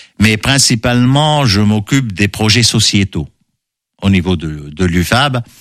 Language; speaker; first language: French; non-native, local second language; Arabic